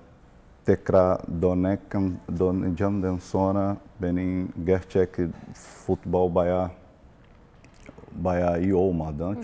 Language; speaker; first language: Turkish; non-native, learner; Portuguese